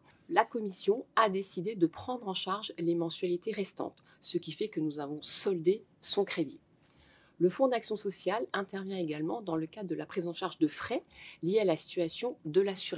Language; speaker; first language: French; native; French